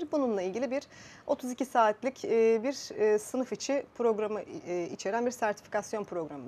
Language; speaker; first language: Turkish; native; Turkish